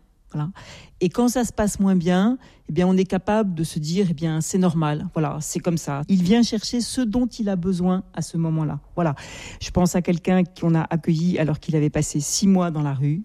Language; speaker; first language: French; native; French